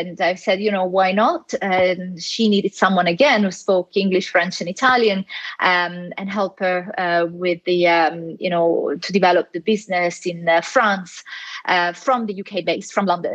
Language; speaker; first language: English; non-native, fluent; Italian